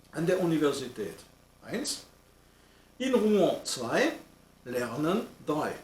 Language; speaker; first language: German; non-native, fluent; French